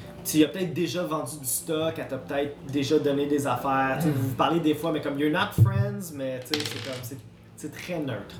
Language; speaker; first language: French; native; French